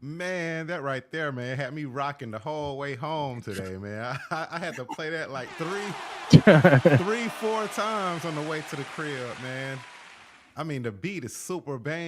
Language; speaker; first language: English; native; English